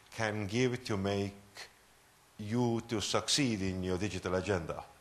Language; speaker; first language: English; non-native, fluent; Estonian